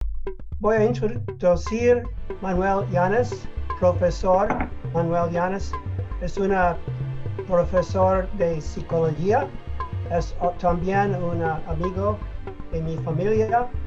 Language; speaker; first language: Spanish; non-native, learner; English